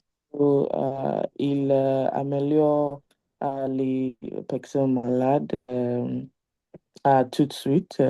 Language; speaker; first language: French; non-native, learner; Igbo